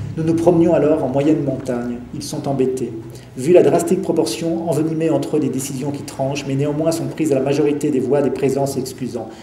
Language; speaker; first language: French; native; French